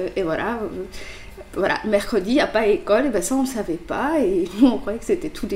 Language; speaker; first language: French; early bilingual, other home language; Kabyle